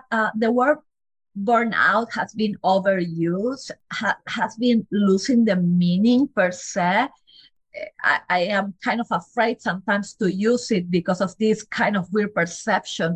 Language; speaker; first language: English; non-native, fluent; Spanish